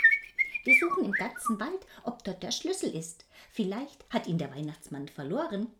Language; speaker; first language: German; native; German